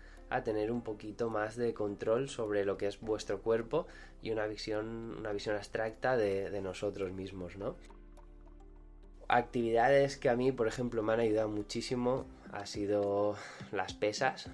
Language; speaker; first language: Spanish; native; Spanish